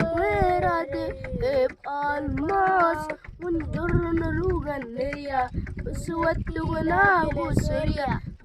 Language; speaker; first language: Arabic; non-native, local second language; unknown